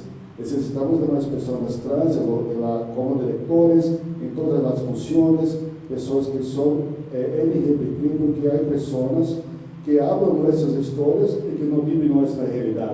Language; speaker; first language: Spanish; non-native, learner; Portuguese